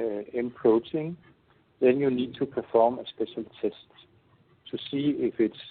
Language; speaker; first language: English; non-native, fluent; Danish